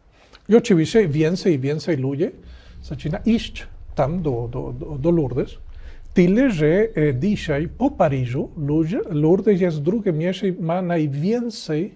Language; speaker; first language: Polish; non-native, learner; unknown